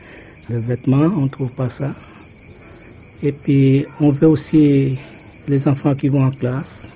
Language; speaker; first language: French; non-native, local second language; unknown